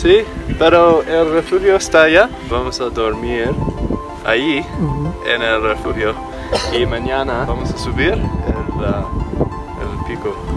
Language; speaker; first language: Spanish; non-native, learner; English